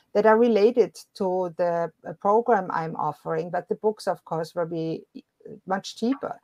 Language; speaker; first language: English; non-native, fluent; German